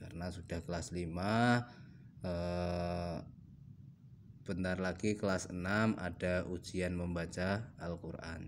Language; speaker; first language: Indonesian; native; Indonesian